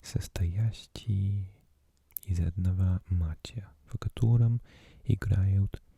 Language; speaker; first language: Russian; non-native, learner; English